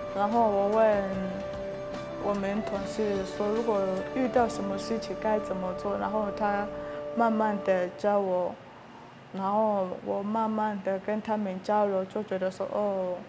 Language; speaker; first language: Chinese; non-native, fluent; Nyanja